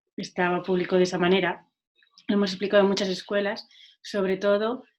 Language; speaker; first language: Spanish; non-native, local second language; Catalan